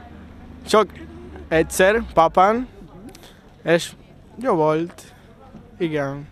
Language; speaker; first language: Hungarian; non-native, learner; Italian